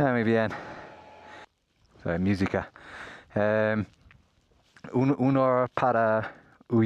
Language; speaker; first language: Spanish; non-native, learner; English